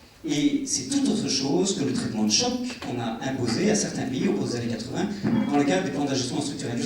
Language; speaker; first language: French; native; French